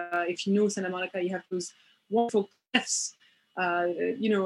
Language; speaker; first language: English; non-native, fluent; French